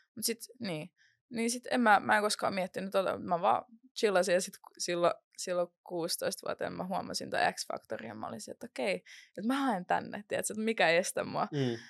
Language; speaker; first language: Finnish; non-native, local second language; Russian